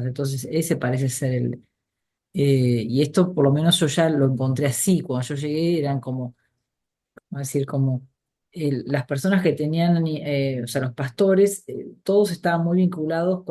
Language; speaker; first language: Spanish; native; Spanish